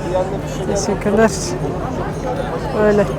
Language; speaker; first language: Turkish; non-native, learner; Russian